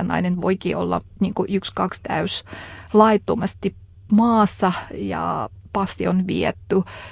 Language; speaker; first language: Finnish; non-native, fluent; Russian